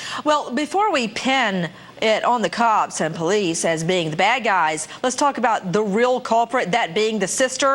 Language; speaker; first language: English; native; English